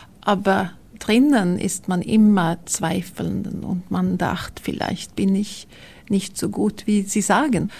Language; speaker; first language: German; non-native, learner; Swedish